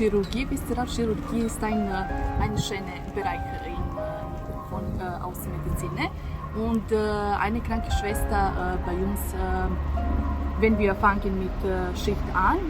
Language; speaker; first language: German; non-native, learner; Serbian